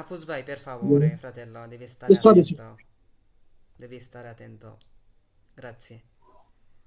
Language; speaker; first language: Italian; non-native, fluent; Bangla